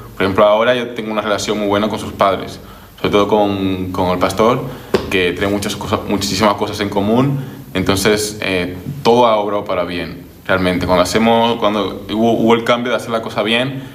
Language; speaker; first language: Spanish; native; Spanish